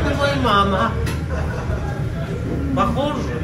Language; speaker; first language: Russian; non-native, learner; French